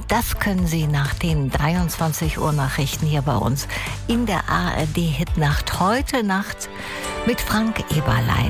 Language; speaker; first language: German; native; German